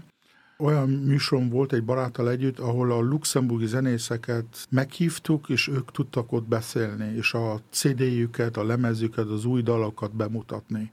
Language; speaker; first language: Hungarian; early bilingual, heritage; Hungarian